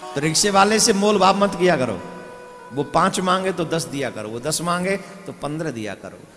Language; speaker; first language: Hindi; native; Hindi